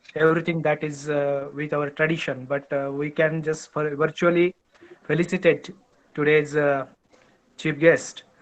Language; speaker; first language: English; non-native, local second language; Marathi